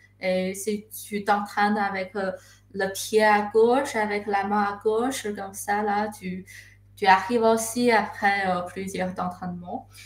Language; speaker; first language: French; non-native, fluent; Chinese